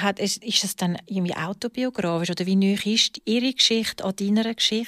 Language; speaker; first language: German; native; German